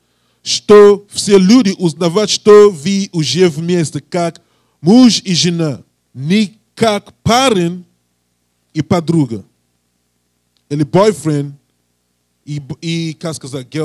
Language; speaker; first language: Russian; non-native, learner; English